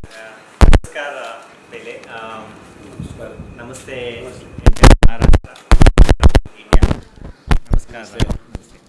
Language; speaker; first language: Hindi; non-native, local second language; Kannada